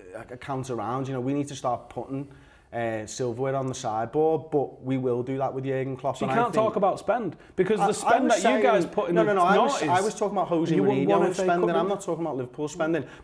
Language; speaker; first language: English; native; English